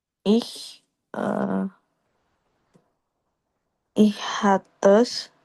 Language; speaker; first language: German; non-native, learner; Indonesian